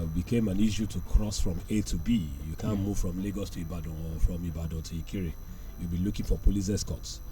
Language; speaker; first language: English; non-native, local second language; Yoruba